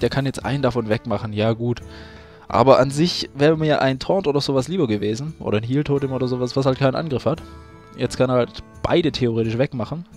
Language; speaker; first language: German; native; German